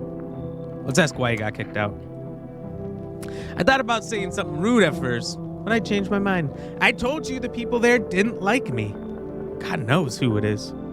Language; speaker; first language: English; native; English